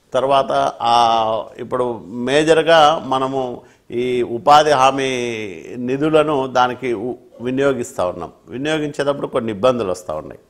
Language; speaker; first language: Telugu; native; Telugu